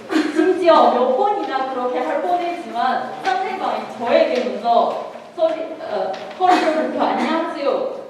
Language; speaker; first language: Korean; non-native, fluent; Chinese